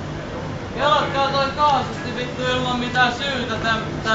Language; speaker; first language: Finnish; native; Finnish